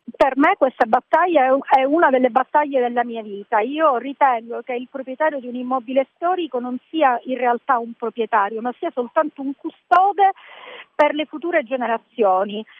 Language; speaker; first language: Italian; native; Italian